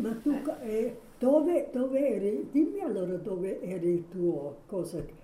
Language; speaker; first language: Italian; native; Italian